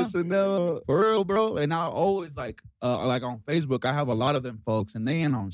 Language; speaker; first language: English; early bilingual, other home language; Spanish